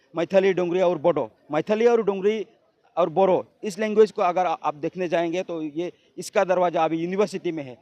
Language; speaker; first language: Hindi; non-native, local second language; Santali